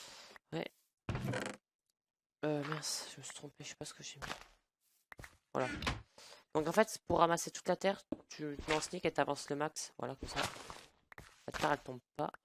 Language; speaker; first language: French; native; French